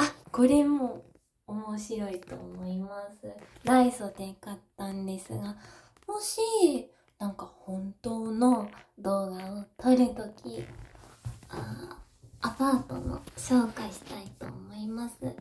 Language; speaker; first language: Japanese; non-native, learner; English